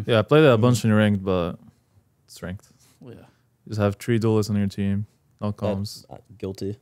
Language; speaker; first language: English; non-native, fluent; Arabic